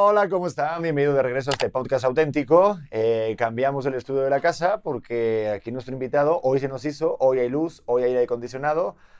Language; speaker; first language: Spanish; native; Spanish